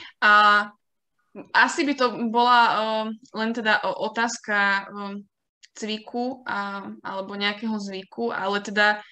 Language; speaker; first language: Slovak; native; Slovak